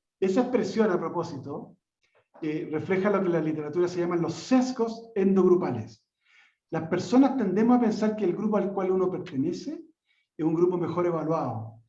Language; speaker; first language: Spanish; native; Spanish